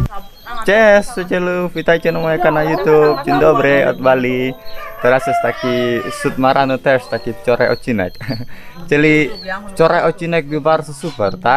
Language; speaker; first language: Polish; non-native, learner; Balinese